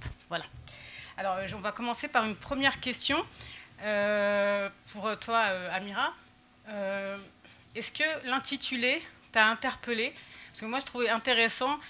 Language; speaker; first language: French; native; French